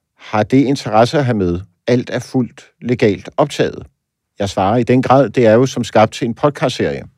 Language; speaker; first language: Danish; native; Danish